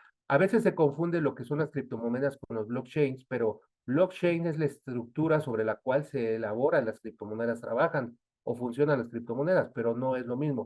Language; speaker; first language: Spanish; native; Spanish